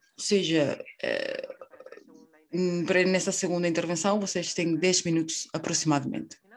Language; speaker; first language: Portuguese; non-native, fluent; Spanish